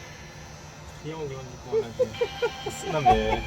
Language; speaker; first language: French; native; French